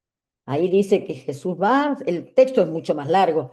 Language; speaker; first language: Spanish; native; Spanish